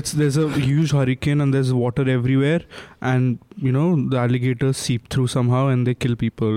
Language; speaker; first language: English; non-native, local second language; Hindi